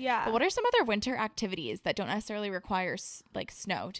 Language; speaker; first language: English; native; English